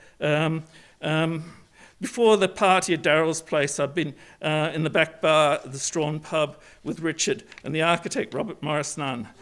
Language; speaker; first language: English; native; English